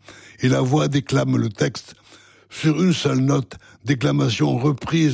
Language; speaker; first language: French; native; French